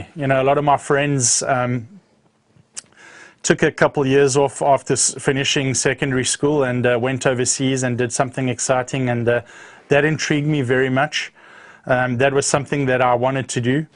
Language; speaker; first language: English; native; English